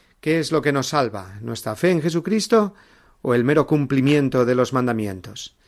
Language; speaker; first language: Spanish; native; Spanish